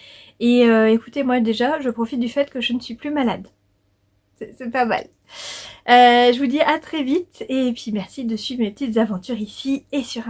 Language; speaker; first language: French; native; French